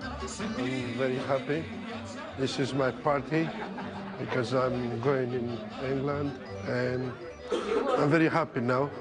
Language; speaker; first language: English; non-native, learner; Romanian